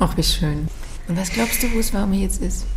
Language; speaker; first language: German; native; German